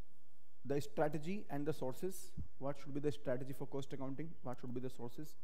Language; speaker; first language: English; non-native, local second language; Hindi